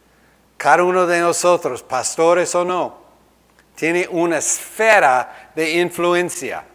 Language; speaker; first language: Spanish; non-native, fluent; English